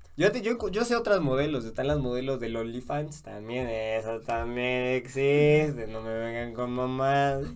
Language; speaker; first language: Spanish; native; Spanish